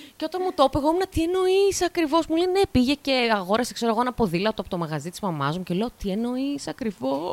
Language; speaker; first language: Greek; native; Greek